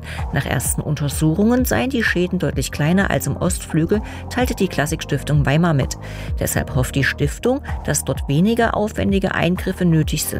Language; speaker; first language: German; native; German